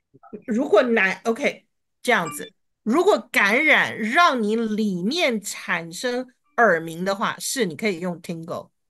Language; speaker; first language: Chinese; native; Chinese